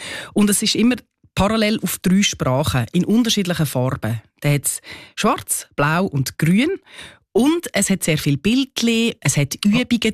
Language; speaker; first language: German; native; German